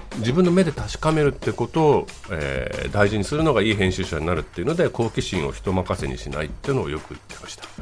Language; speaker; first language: Japanese; native; Japanese